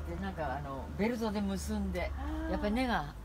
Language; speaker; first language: Japanese; native; Japanese